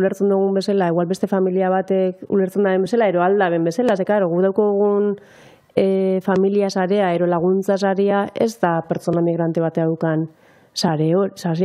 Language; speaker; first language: Basque; native; Basque